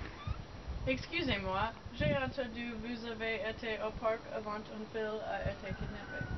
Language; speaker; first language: French; non-native, learner; English